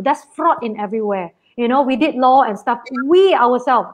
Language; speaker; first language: English; non-native, local second language; Chinese